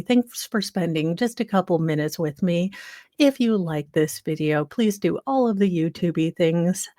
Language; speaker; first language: English; native; English